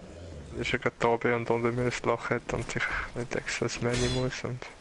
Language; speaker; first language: German; native; German